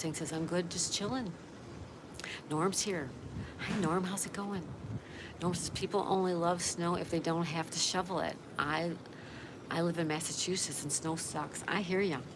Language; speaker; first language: English; native; English